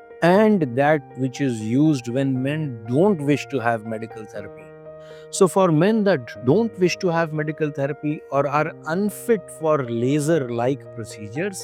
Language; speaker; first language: English; non-native, local second language; Hindi